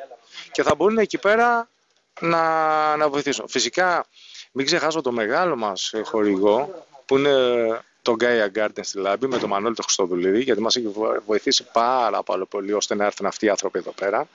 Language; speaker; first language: Greek; native; Greek